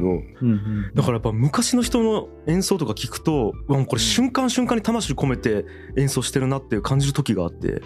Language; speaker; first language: Japanese; native; Japanese